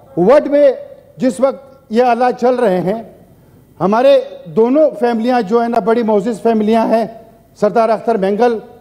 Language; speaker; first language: Urdu; non-native, local second language; Pashto